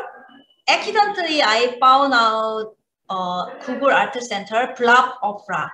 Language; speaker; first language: English; non-native, learner; Korean